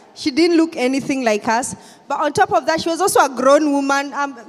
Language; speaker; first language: English; non-native, local second language; Kikuyu